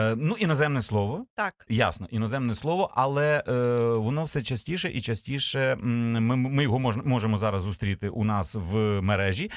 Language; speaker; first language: Ukrainian; native; Ukrainian